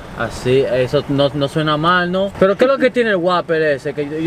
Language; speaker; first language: Spanish; early bilingual, heritage; Spanish